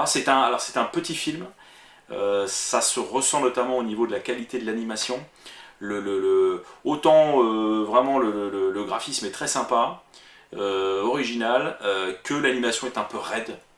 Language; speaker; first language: French; native; French